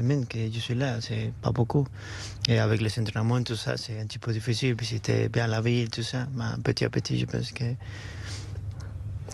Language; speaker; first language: French; non-native, learner; Spanish